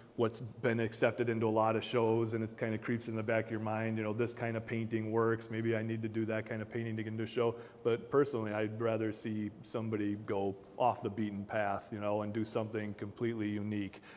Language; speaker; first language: English; native; English